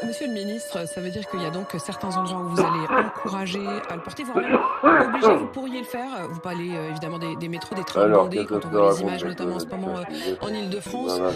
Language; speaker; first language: French; native; French